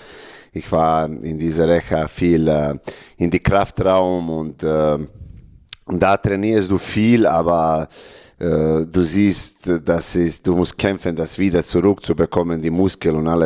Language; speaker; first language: German; non-native, learner; Serbian